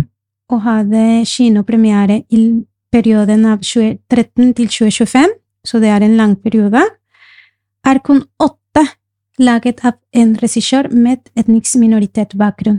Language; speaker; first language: Norwegian; non-native, fluent; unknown